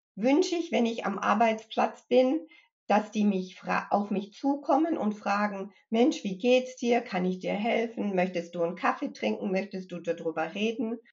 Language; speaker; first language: German; early bilingual, other home language; English